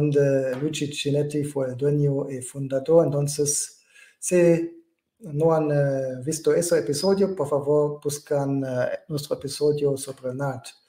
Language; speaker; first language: Spanish; non-native, fluent; German